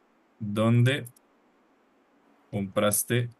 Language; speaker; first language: Spanish; non-native, fluent; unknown